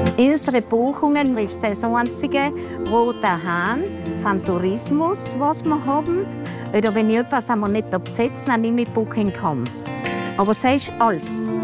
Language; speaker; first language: German; native; German